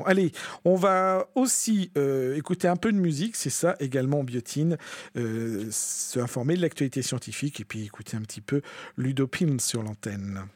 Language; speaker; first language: French; native; French